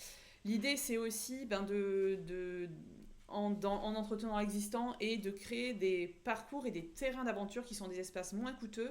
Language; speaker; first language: French; native; French